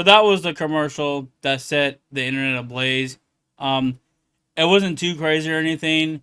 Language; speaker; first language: English; native; English